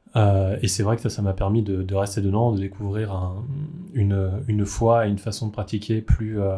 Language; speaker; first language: French; native; French